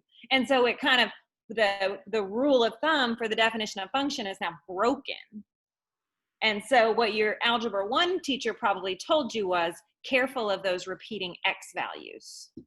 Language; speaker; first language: English; native; English